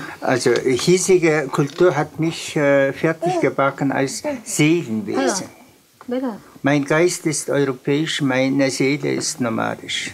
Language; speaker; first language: German; non-native, fluent; Tuvinian